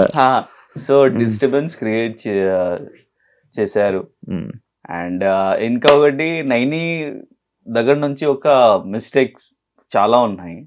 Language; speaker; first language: Telugu; non-native, local second language; Hindi